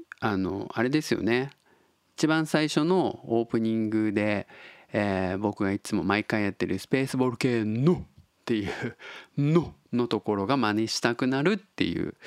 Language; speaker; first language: Japanese; native; Japanese